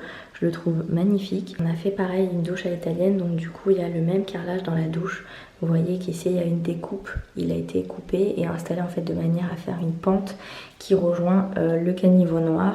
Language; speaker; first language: French; native; French